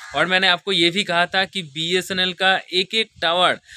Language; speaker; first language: Hindi; non-native, local second language; Bangla